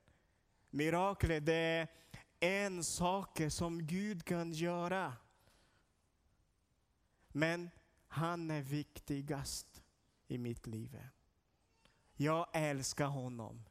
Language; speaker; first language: Swedish; non-native, learner; Portuguese